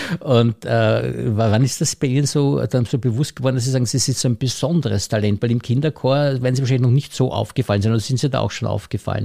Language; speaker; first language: German; native; German